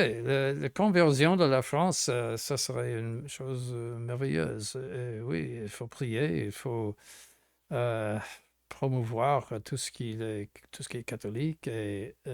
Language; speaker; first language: French; non-native, fluent; English